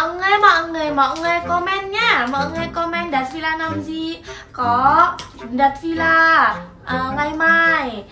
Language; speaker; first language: Vietnamese; non-native, learner; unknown